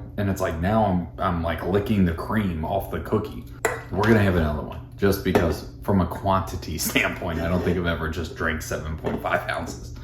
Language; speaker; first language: English; native; English